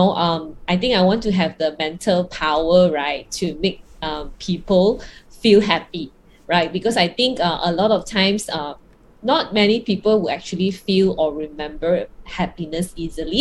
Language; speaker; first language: English; non-native, local second language; Cantonese